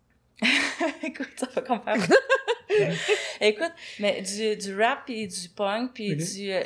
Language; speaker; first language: French; native; French